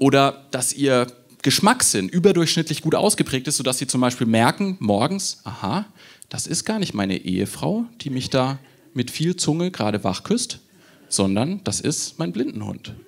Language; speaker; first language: German; native; German